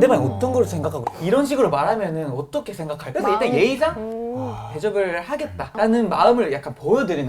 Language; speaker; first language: Korean; non-native, fluent; Japanese